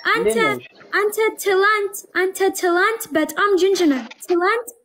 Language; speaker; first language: Amharic; non-native, learner; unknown